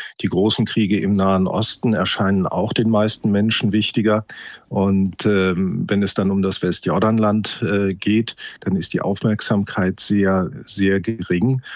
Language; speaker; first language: German; native; German